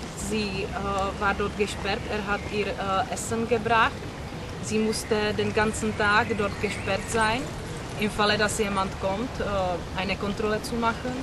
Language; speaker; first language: German; non-native, learner; Czech